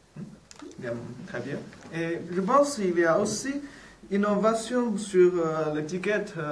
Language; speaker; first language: French; non-native, learner; Chinese